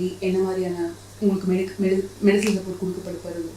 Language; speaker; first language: Tamil; native; Tamil